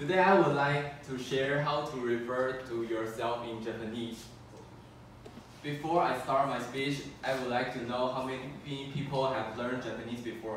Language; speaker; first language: English; non-native, fluent; Chinese